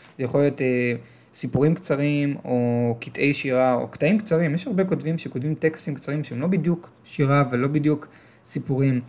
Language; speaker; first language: Hebrew; native; Hebrew